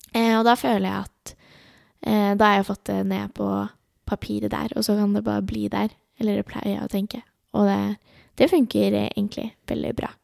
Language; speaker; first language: Norwegian; early bilingual, other home language; Urdu